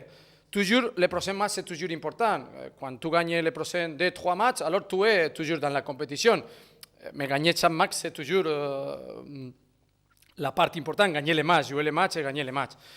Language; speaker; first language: French; non-native, fluent; Spanish